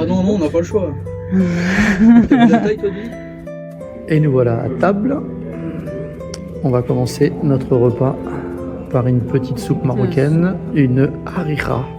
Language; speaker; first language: French; native; French